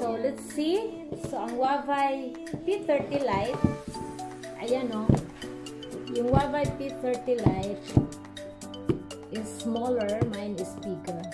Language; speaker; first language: English; non-native, local second language; Filipino